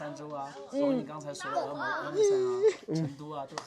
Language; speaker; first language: Chinese; native; Chinese